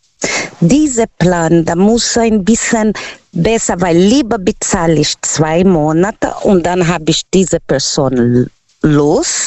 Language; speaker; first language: German; non-native, learner; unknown